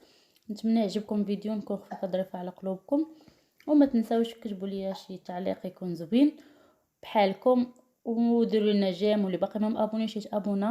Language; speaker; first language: Arabic; native; Arabic